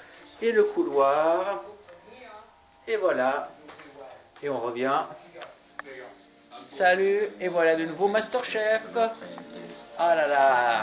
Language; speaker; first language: French; native; French